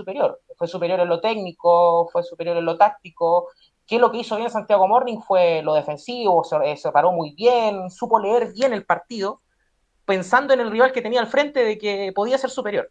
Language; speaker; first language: Spanish; native; Spanish